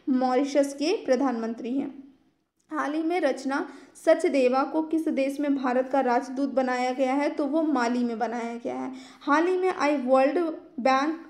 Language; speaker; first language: Hindi; native; Hindi